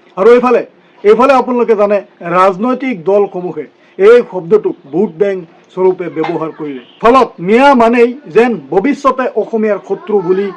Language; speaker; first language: Assamese; non-native, local second language; Bangla